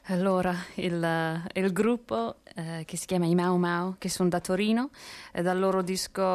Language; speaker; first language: Italian; non-native, fluent; English